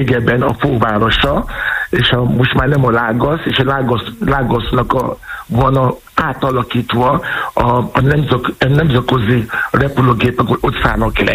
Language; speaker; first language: Hungarian; non-native, fluent; Yoruba